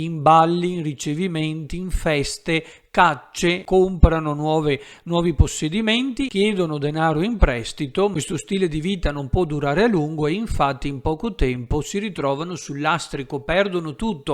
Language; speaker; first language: Italian; native; Italian